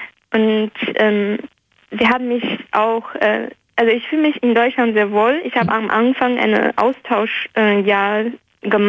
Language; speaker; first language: German; non-native, fluent; Chinese